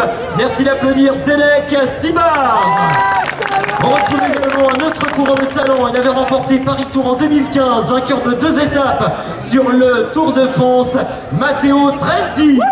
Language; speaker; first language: French; native; French